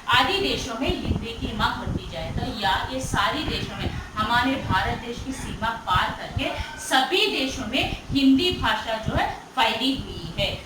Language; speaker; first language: Hindi; non-native, local second language; Telugu